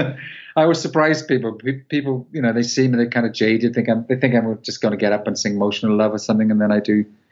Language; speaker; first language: English; native; English